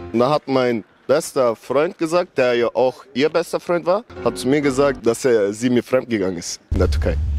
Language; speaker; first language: German; early bilingual, other home language; Turkish